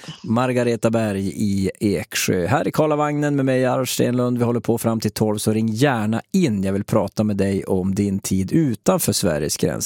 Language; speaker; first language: Swedish; native; Swedish